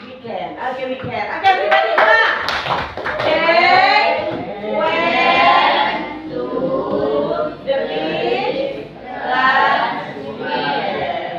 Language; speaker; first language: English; non-native, learner; Indonesian